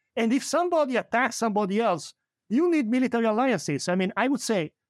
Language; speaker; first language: English; non-native, fluent; Italian